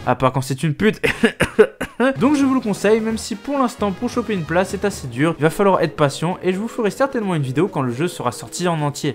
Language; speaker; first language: French; native; French